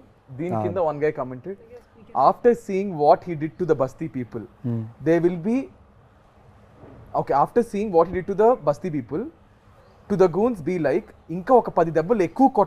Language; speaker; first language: Telugu; native; Telugu